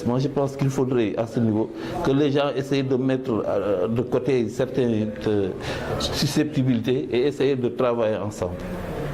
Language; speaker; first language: French; non-native, local second language; Wolof